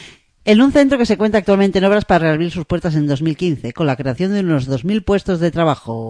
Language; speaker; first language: Spanish; native; Spanish